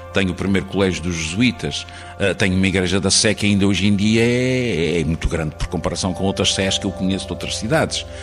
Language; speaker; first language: Portuguese; native; Portuguese